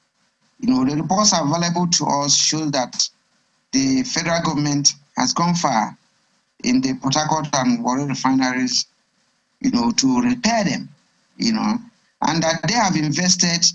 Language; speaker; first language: English; non-native, local second language; Igbo